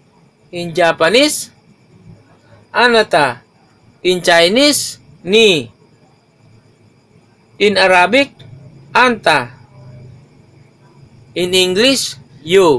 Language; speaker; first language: English; non-native, local second language; Maguindanaon